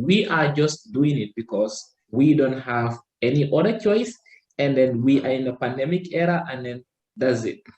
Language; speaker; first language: English; non-native, learner; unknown